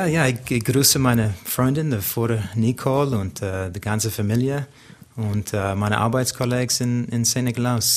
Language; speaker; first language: German; non-native, learner; English